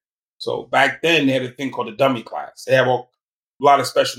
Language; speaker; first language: English; native; English